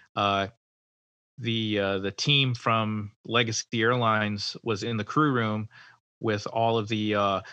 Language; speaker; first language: English; native; English